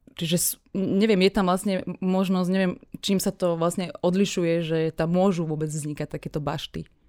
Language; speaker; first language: Slovak; native; Slovak